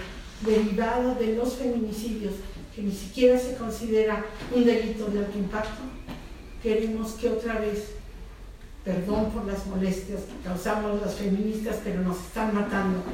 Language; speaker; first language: Spanish; native; Spanish